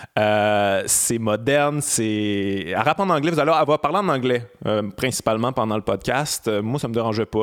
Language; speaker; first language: French; native; French